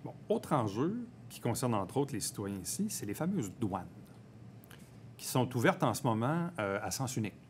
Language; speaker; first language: French; native; French